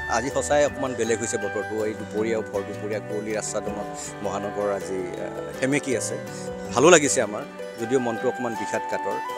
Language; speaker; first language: Assamese; native; Assamese